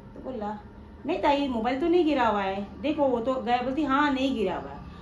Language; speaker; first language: Hindi; non-native, local second language; Marathi